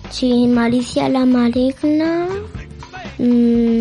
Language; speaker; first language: Spanish; native; Spanish